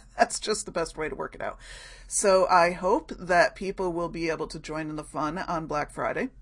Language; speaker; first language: English; native; English